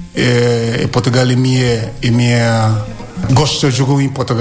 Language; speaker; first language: Portuguese; non-native, learner; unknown